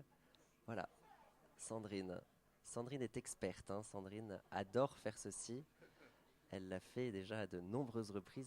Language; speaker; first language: French; native; French